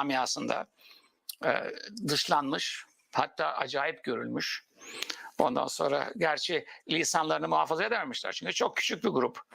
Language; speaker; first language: Turkish; native; Turkish